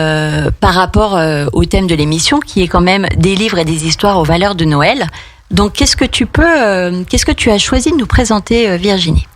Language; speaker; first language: French; native; French